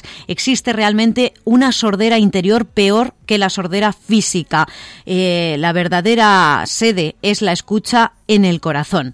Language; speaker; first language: Spanish; native; Spanish